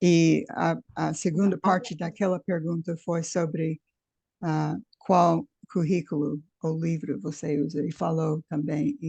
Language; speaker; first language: Portuguese; non-native, fluent; English